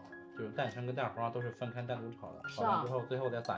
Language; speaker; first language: Chinese; native; Chinese